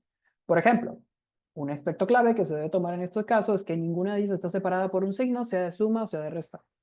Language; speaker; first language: Spanish; native; Spanish